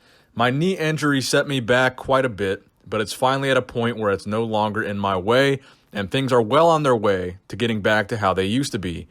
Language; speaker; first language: English; native; English